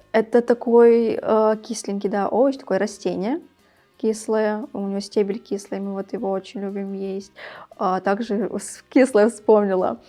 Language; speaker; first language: Russian; early bilingual, other home language; Tajik